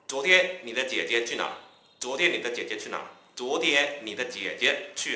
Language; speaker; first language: Chinese; non-native, fluent; Vietnamese